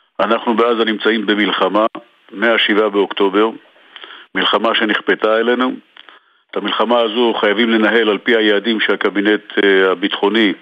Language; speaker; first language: Hebrew; native; Hebrew